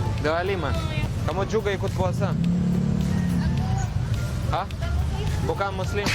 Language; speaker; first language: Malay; non-native, learner; English